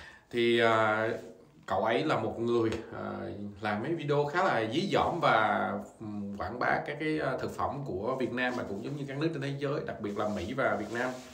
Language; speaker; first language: Vietnamese; native; Vietnamese